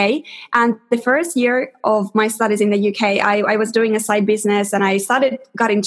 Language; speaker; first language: English; non-native, fluent; Finnish